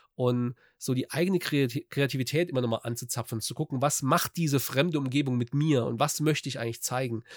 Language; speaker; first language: German; native; German